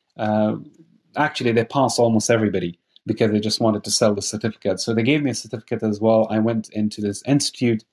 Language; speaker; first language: English; non-native, fluent; Persian